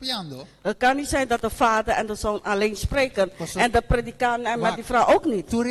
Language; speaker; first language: Dutch; non-native, local second language; Papiamento